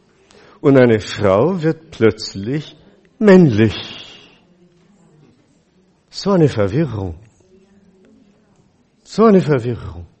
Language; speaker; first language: German; non-native, fluent; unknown